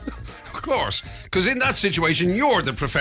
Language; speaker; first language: English; native; English